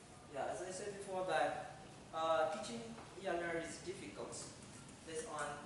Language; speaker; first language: English; non-native, fluent; Indonesian